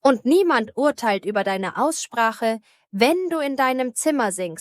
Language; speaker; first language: German; native; German